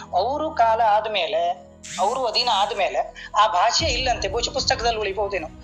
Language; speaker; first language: Kannada; native; Kannada